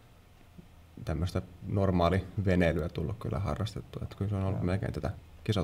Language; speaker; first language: Finnish; native; Finnish